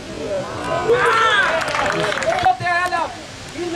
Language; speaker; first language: Spanish; native; Spanish